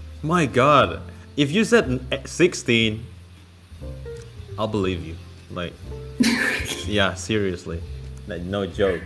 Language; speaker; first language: English; non-native, fluent; Indonesian